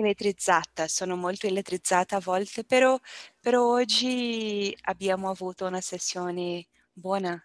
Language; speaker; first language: Italian; non-native, learner; Portuguese